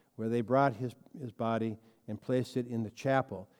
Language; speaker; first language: English; native; English